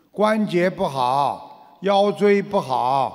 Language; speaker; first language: Chinese; native; Chinese